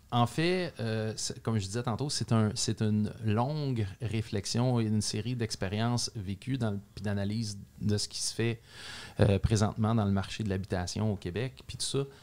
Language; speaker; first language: French; native; French